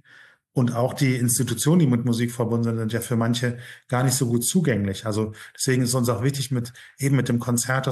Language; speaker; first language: German; native; German